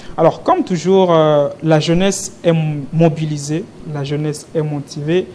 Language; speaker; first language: French; non-native, local second language; Lingala